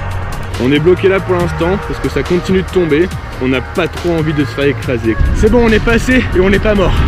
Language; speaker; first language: French; native; French